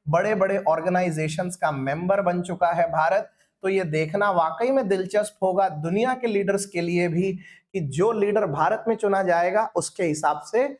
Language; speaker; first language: Hindi; non-native, local second language; Marathi